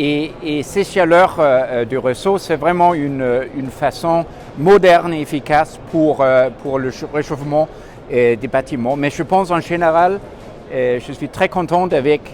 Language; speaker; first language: French; non-native, fluent; Danish